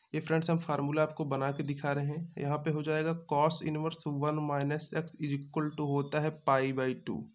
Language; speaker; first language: Hindi; native; Hindi